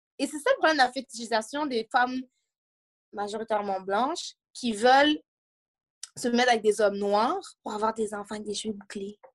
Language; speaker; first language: French; native; French